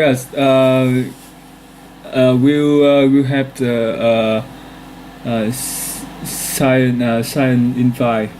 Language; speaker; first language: English; non-native, learner; Vietnamese